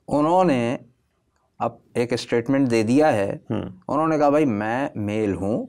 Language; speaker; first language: Urdu; native; Urdu